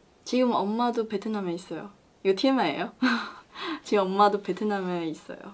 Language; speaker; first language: Korean; non-native, learner; Chinese